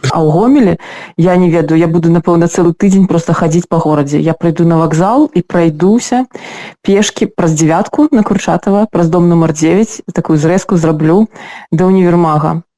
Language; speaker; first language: Belarusian; non-native, local second language; Russian